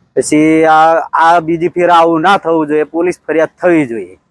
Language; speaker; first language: Gujarati; native; Gujarati